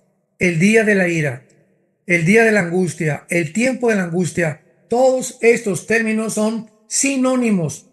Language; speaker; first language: Spanish; native; Spanish